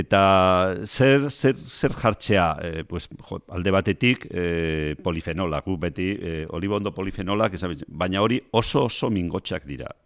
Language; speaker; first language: Basque; non-native, local second language; Spanish